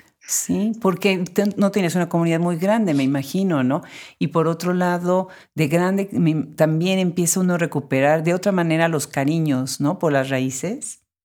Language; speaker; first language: Spanish; native; Spanish